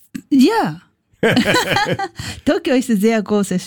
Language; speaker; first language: German; non-native, learner; Japanese